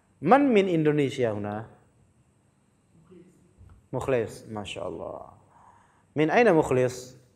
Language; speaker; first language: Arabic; non-native, fluent; Indonesian